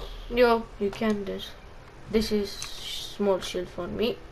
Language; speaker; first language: English; non-native, learner; Romanian